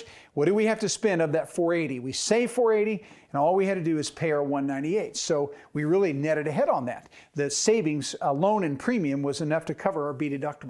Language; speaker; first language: English; native; English